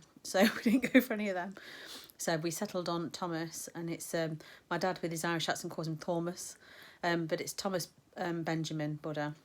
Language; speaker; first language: English; native; English